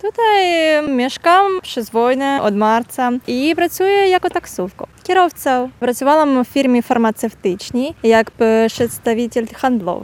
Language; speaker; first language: Polish; non-native, learner; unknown